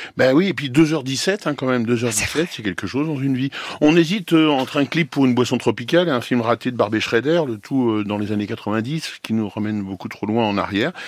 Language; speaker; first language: French; native; French